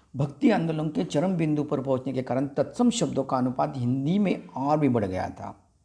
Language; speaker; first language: Hindi; non-native, local second language; Marathi